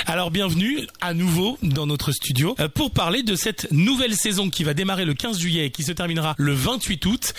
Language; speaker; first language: French; native; French